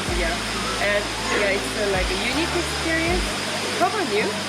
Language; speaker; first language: English; non-native, learner; Korean